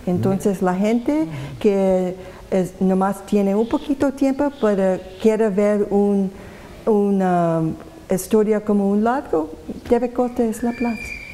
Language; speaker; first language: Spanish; non-native, learner; English